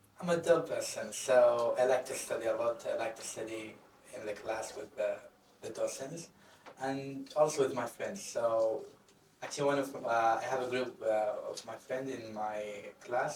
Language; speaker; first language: English; non-native, fluent; Arabic